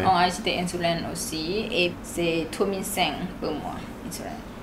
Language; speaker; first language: French; non-native, learner; Thai